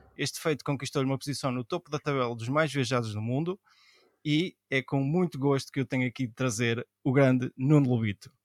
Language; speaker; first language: Portuguese; native; Portuguese